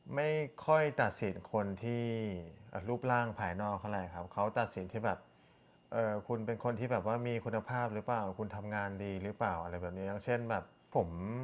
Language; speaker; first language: Thai; early bilingual, other home language; Korean